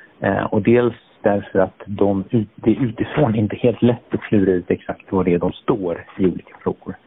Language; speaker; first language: Swedish; early bilingual, other home language; Persian